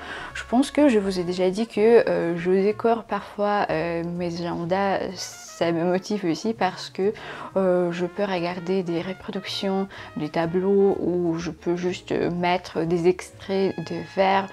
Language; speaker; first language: French; non-native, fluent; Russian